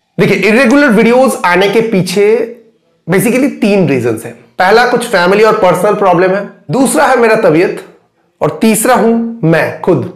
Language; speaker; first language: Hindi; non-native, local second language; Bangla